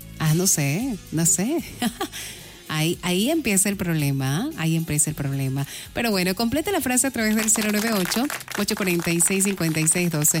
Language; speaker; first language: Spanish; native; Spanish